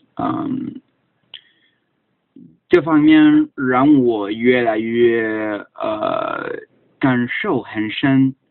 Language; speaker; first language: Chinese; non-native, learner; English